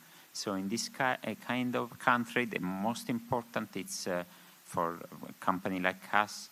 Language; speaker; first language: English; non-native, learner; Spanish